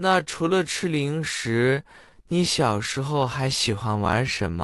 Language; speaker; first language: Chinese; non-native, fluent; English